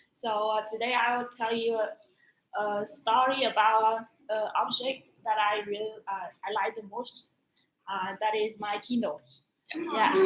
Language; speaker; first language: English; non-native, learner; Vietnamese